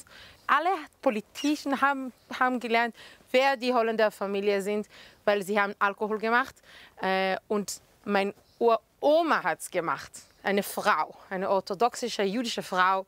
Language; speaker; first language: German; non-native, fluent; Hebrew